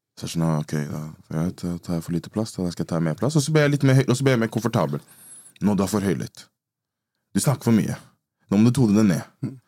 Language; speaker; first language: Norwegian; early bilingual, other home language; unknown